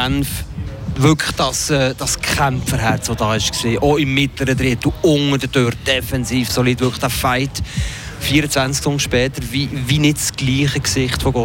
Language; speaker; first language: German; native; German